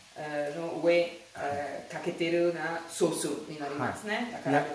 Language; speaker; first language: Japanese; non-native, learner; Italian